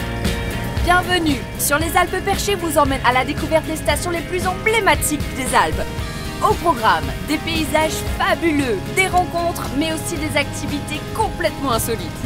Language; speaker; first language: French; native; French